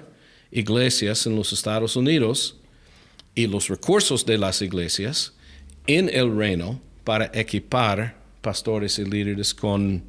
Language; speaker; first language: Spanish; non-native, fluent; English